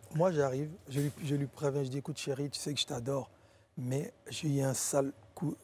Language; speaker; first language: French; non-native, local second language; Lingala